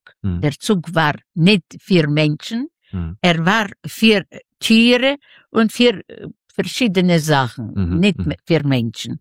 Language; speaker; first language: German; non-native, learner; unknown